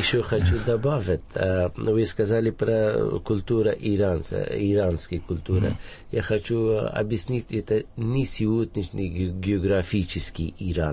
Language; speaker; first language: Russian; non-native, fluent; Persian